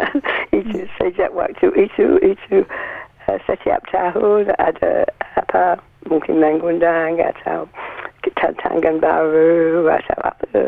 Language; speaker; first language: Indonesian; non-native, learner; English